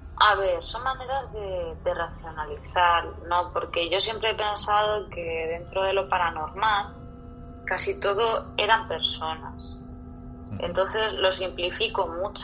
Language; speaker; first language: Spanish; native; Spanish